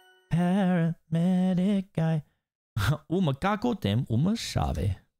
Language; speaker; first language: Portuguese; non-native, learner; English